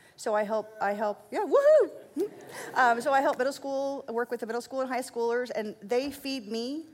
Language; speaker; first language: English; native; English